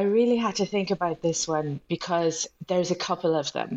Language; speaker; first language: English; native; English